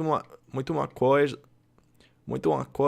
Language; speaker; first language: Portuguese; non-native, learner; English